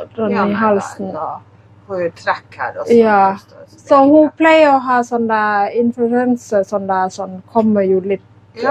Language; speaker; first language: Norwegian; non-native, learner; Thai